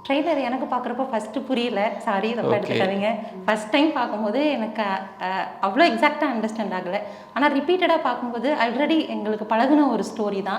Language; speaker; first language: Tamil; native; Tamil